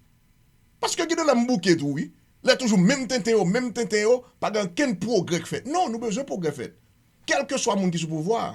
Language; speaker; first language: Haitian Creole; native; Haitian Creole